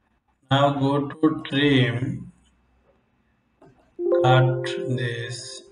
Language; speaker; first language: English; non-native, local second language; Bangla